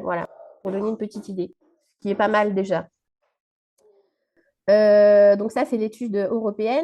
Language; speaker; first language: French; native; French